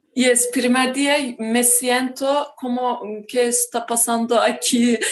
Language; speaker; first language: Spanish; non-native, learner; Turkish